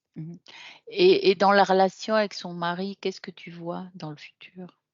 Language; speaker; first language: French; native; French